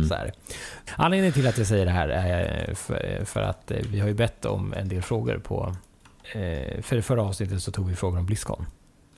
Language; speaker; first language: Swedish; native; Swedish